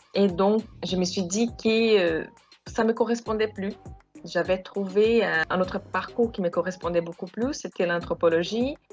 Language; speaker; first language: French; non-native, fluent; Portuguese